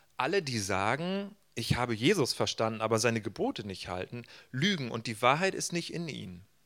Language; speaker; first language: German; native; German